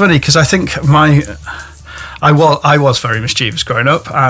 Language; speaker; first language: English; native; English